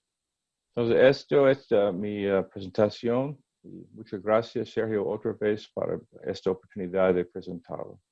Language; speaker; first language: Spanish; non-native, learner; English